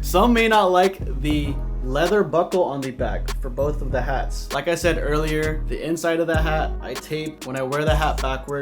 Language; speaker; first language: English; native; English